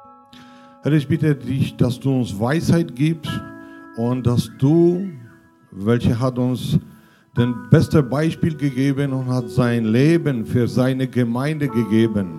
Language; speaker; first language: German; non-native, fluent; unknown